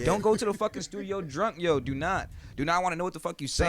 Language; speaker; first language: English; native; English